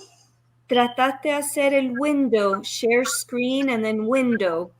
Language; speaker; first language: Spanish; early bilingual, heritage; Spanish